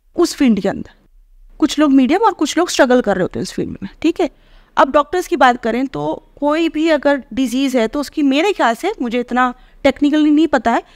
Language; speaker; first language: Hindi; native; Hindi